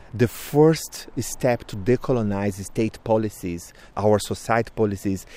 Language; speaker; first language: English; non-native, fluent; Portuguese